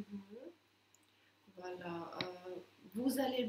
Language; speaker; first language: French; non-native, fluent; Russian